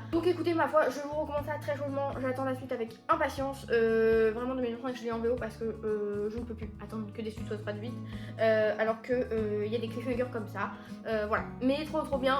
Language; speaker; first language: French; native; French